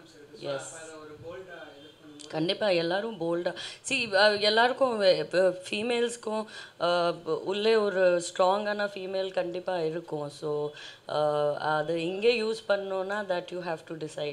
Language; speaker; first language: Tamil; non-native, fluent; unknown